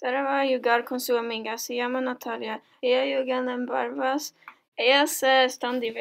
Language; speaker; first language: Spanish; non-native, learner; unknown